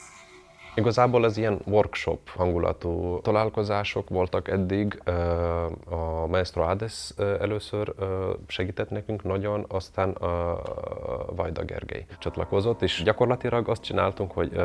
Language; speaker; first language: Hungarian; non-native, fluent; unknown